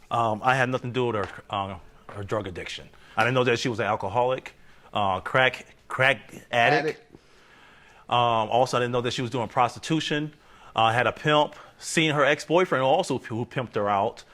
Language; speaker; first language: English; native; English